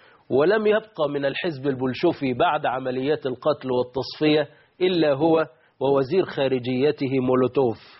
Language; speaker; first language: Arabic; native; Arabic